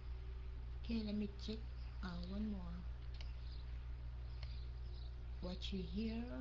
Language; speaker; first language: English; non-native, fluent; Vietnamese